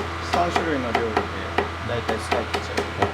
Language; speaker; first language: Japanese; native; Japanese